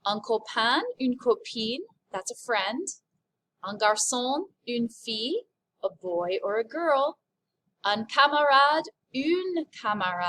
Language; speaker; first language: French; non-native, fluent; English